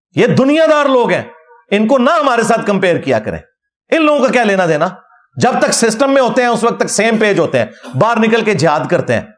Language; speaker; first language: Urdu; non-native, local second language; Punjabi